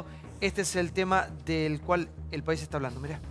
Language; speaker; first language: Spanish; native; Spanish